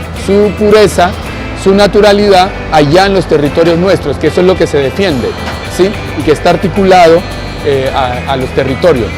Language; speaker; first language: Spanish; native; Spanish